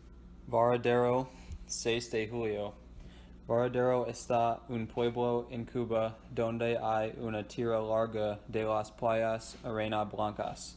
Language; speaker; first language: Spanish; non-native, learner; English